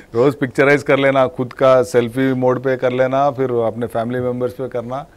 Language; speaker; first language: Hindi; non-native, local second language; Telugu